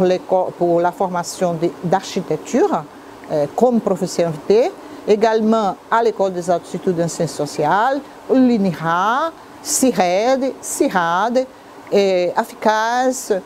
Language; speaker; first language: French; non-native, fluent; Portuguese